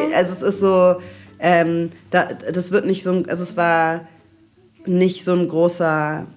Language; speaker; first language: German; native; German